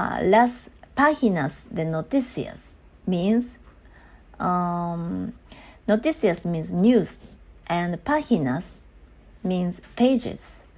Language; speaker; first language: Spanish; non-native, learner; Japanese